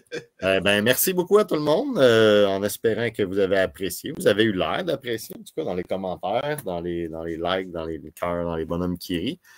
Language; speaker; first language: French; native; French